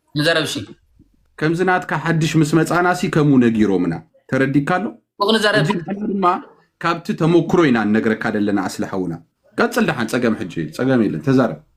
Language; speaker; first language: Tigrinya; early bilingual, heritage; Tigrinya